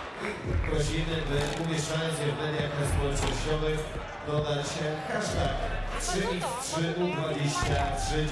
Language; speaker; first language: Polish; native; Polish